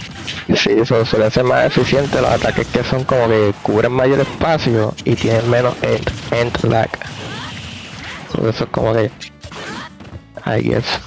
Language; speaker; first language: Spanish; native; Spanish